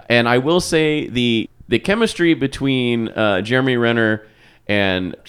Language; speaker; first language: English; native; English